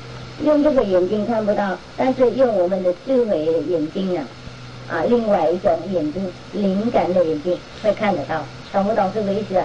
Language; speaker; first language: Chinese; non-native, fluent; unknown